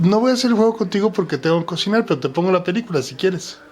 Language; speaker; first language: Spanish; native; Spanish